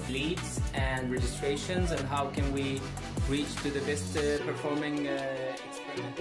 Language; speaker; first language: English; non-native, fluent; Arabic